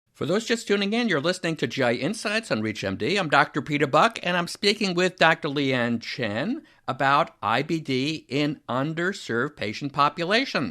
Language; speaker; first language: English; native; English